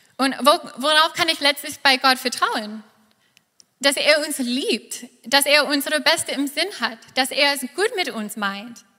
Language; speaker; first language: German; non-native, fluent; English